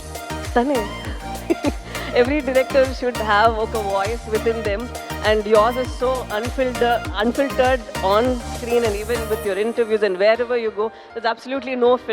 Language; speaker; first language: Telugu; non-native, fluent; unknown